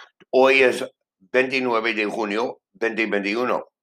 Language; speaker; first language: Spanish; non-native, learner; English